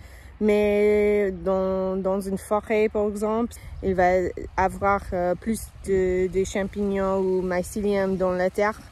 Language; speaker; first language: French; non-native, fluent; English